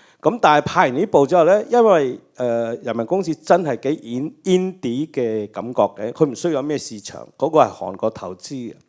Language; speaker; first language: Cantonese; native; Cantonese